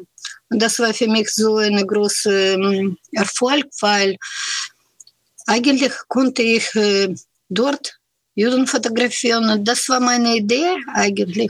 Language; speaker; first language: German; non-native, learner; Russian